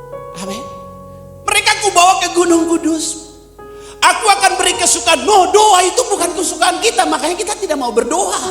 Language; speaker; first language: Indonesian; native; Indonesian